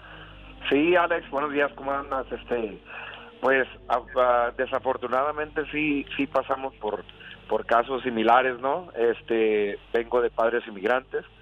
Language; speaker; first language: Spanish; early bilingual, other home language; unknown